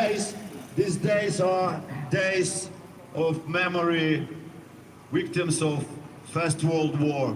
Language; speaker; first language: English; non-native, learner; Ukrainian